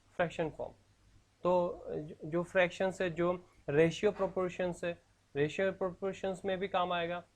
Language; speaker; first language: Hindi; non-native, local second language; Assamese